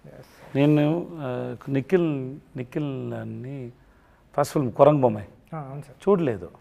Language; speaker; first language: Telugu; non-native, learner; Tamil